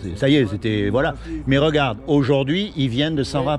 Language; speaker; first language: French; native; French